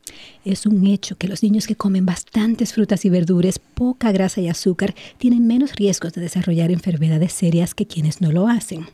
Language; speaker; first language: Spanish; native; Spanish